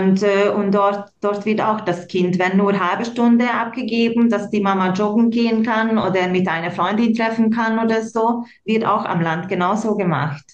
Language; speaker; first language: German; non-native, local second language; Hungarian